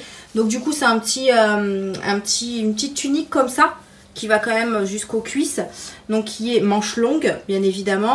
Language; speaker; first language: French; native; French